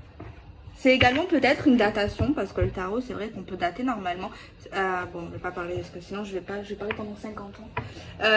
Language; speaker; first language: French; native; French